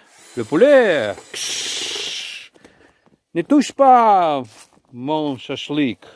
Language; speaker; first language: French; non-native, learner; Ukrainian